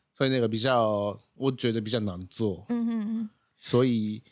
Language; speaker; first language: Chinese; non-native, fluent; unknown